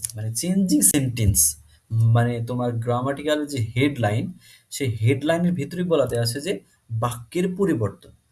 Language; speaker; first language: Bangla; native; Bangla